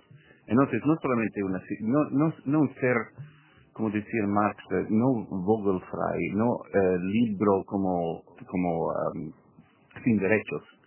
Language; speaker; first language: Spanish; non-native, fluent; English